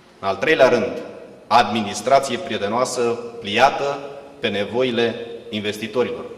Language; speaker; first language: Romanian; native; Romanian